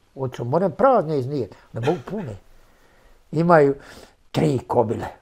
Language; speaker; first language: Bosnian; native; Bosnian